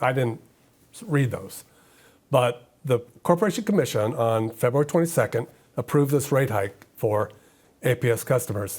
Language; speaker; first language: English; native; English